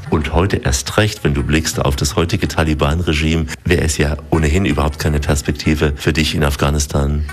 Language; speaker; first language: German; native; German